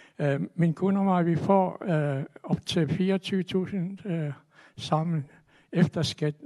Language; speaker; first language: Danish; non-native, local second language; Kalaallisut